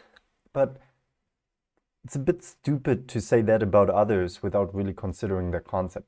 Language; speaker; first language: English; non-native, fluent; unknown